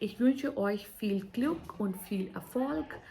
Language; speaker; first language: German; non-native, fluent; Hindi